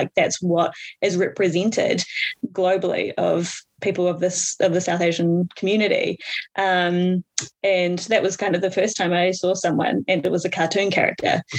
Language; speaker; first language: English; native; English